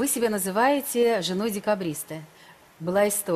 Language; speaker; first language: Russian; native; Russian